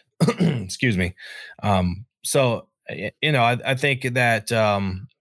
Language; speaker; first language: English; native; English